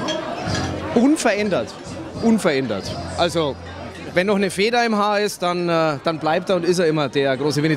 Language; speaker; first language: German; native; German